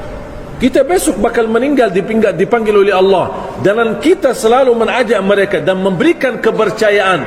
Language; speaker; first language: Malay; non-native, fluent; Arabic